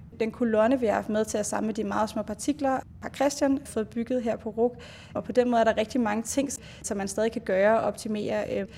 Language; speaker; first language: Danish; native; Danish